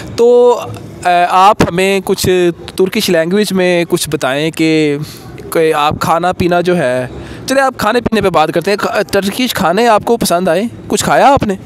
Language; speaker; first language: Urdu; native; Urdu